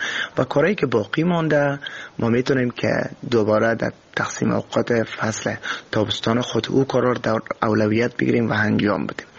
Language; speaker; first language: Persian; native; Persian